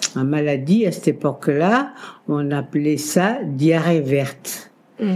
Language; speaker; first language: French; non-native, local second language; Kabuverdianu